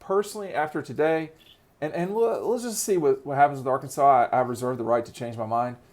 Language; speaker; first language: English; native; English